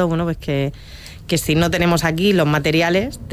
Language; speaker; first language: Spanish; native; Spanish